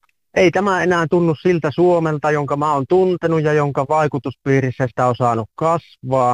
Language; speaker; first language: Finnish; native; Finnish